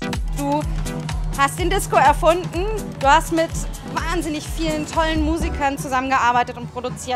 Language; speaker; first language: German; native; German